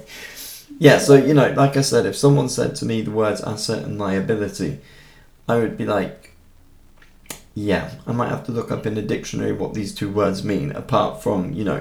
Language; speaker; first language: English; native; English